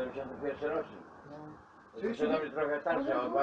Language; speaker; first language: Polish; native; Polish